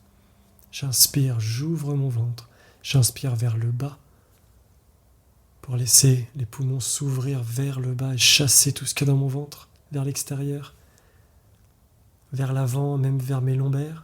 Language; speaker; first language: French; native; French